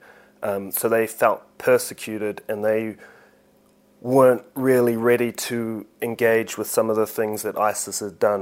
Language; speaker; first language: English; native; English